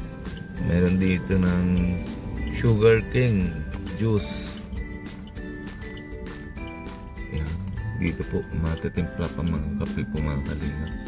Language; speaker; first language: Filipino; non-native, local second language; Bikol